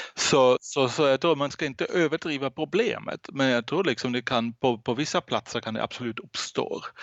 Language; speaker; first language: Swedish; non-native, fluent; German